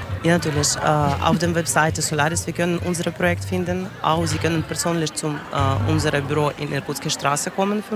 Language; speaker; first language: German; non-native, learner; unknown